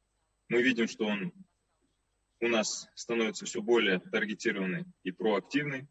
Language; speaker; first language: Russian; native; Russian